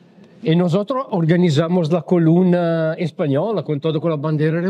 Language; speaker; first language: Spanish; non-native, learner; Italian